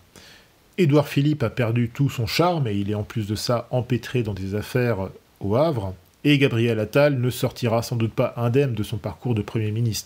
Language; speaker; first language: French; native; French